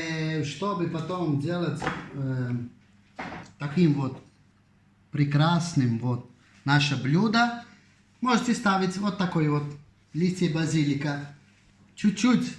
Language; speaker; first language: Russian; non-native, fluent; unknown